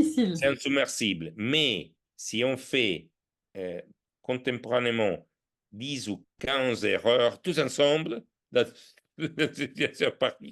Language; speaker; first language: French; non-native, fluent; Italian